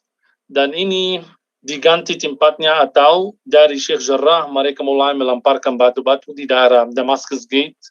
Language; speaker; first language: Indonesian; non-native, fluent; Arabic